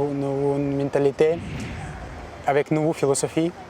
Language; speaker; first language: French; non-native, learner; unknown